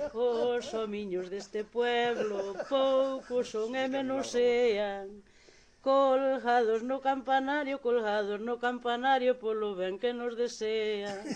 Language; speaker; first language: Galician; native; Galician